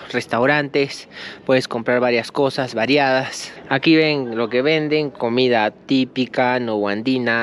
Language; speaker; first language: Spanish; native; Spanish